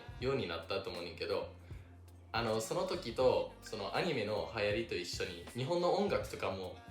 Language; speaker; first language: Japanese; non-native, fluent; English